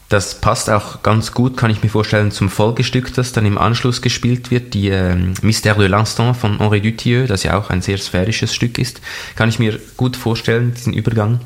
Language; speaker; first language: German; native; German